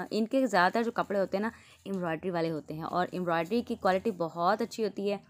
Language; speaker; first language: Hindi; native; Hindi